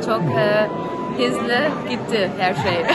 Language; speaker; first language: Turkish; early bilingual, heritage; German